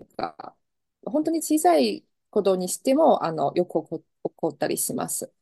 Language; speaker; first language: Japanese; non-native, fluent; Chinese